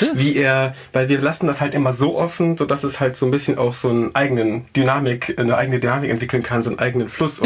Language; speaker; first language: German; native; German